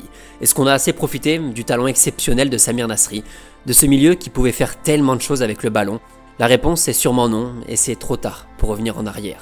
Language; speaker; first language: French; native; French